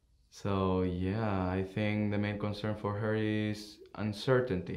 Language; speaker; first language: English; non-native, fluent; Spanish